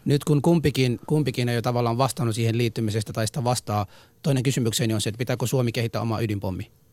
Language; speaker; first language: Finnish; non-native, fluent; Somali